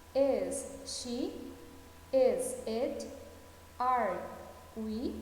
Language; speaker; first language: English; non-native, fluent; Portuguese